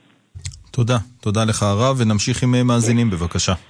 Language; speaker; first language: Hebrew; native; Hebrew